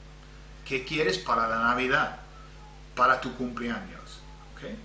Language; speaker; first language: Spanish; non-native, fluent; English